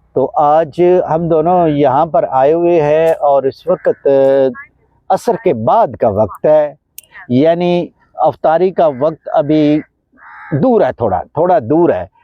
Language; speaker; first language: Urdu; non-native, local second language; Punjabi